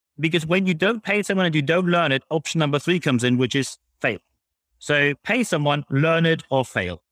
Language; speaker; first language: English; non-native, fluent; German